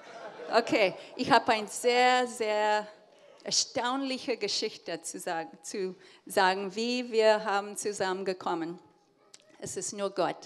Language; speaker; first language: German; early bilingual, heritage; English